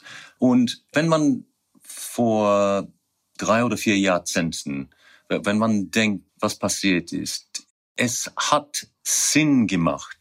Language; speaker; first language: German; non-native, fluent; English